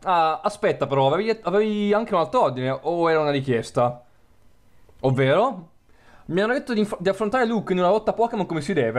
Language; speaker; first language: Italian; native; Italian